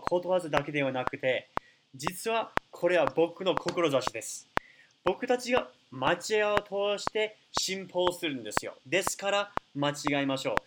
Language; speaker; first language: Japanese; non-native, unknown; English